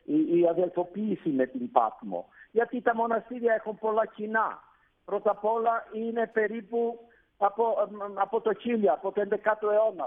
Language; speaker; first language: Greek; non-native, fluent; Italian